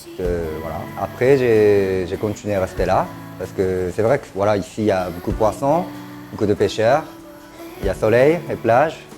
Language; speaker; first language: French; non-native, fluent; Japanese